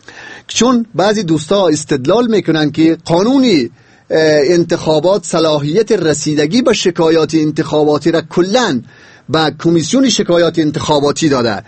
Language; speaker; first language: Persian; native; Persian